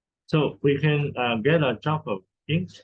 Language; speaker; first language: English; non-native, fluent; Chinese